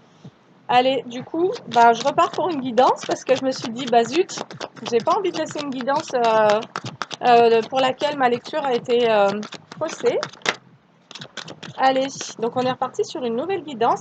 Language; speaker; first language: French; native; French